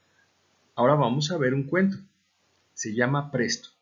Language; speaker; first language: Spanish; native; Spanish